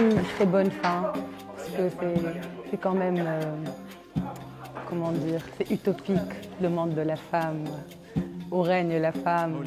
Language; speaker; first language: French; non-native, local second language; Arabic